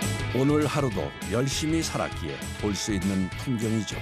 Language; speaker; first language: Korean; native; Korean